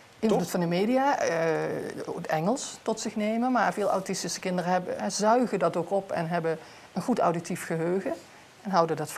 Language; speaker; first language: Dutch; native; Dutch